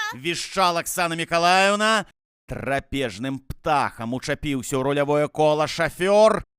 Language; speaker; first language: Belarusian; native; Belarusian